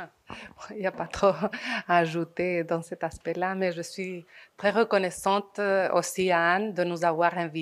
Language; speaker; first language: French; non-native, fluent; Spanish